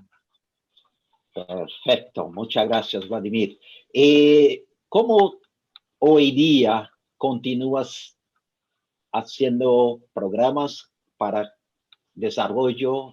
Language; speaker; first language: Spanish; non-native, fluent; Portuguese